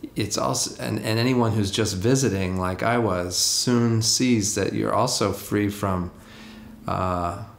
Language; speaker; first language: English; native; English